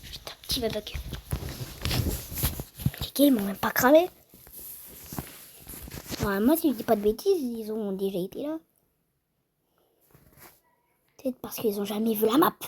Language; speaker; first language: French; native; French